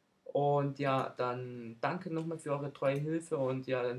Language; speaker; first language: German; native; German